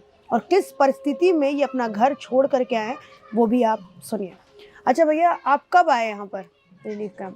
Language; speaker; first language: Hindi; native; Hindi